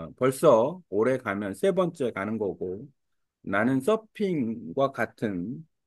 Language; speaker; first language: Korean; native; Korean